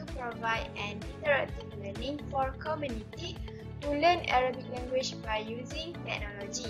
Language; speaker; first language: English; non-native, learner; Malay